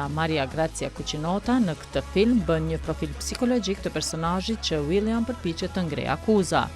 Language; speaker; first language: Albanian; native; Albanian